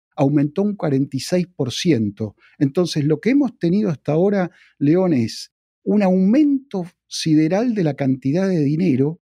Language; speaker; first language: Spanish; native; Spanish